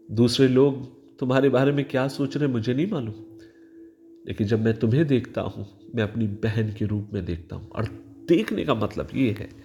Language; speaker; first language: Hindi; non-native, local second language; Marathi